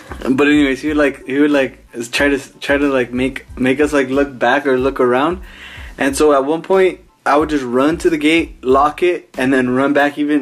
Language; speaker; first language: English; native; English